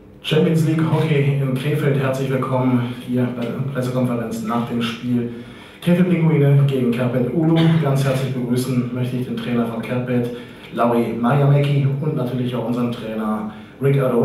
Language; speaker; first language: German; native; German